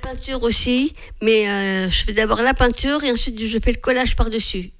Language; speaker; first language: French; native; French